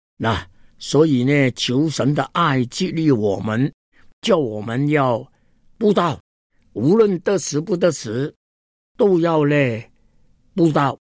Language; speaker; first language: Chinese; non-native, local second language; Cantonese